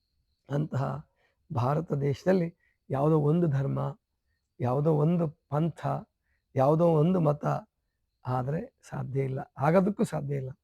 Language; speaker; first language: Kannada; native; Kannada